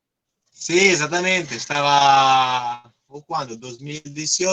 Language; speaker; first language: Spanish; non-native, learner; Portuguese